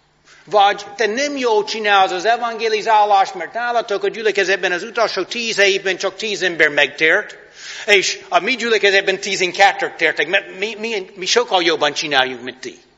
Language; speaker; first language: Hungarian; non-native, fluent; English